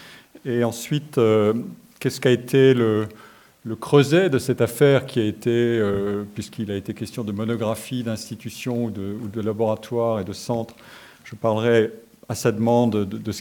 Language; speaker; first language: French; native; French